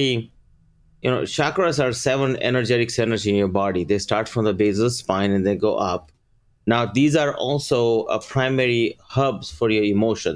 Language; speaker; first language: English; early bilingual, other home language; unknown